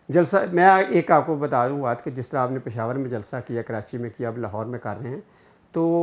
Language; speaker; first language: Urdu; non-native, local second language; Punjabi